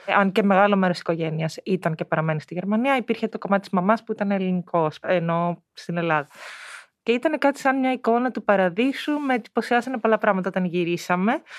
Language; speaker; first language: Greek; early bilingual, heritage; Greek